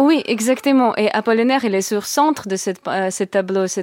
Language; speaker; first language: French; non-native, learner; Russian